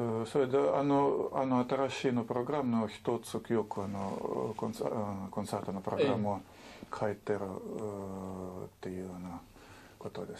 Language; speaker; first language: Japanese; non-native, learner; Russian